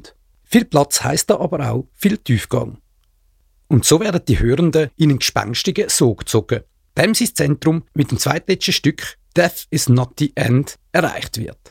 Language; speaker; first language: German; native; German